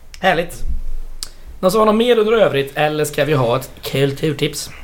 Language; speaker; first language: Swedish; native; Swedish